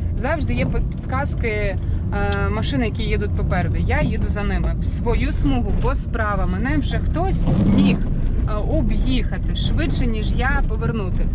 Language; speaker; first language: Ukrainian; non-native, local second language; Russian